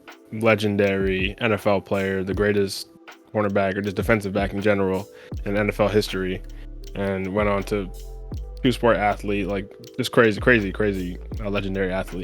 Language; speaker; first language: English; native; English